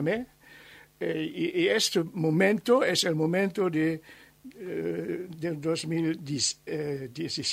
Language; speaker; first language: Spanish; non-native, learner; German